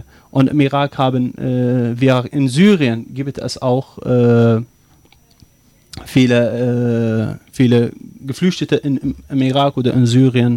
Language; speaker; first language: German; non-native, learner; Arabic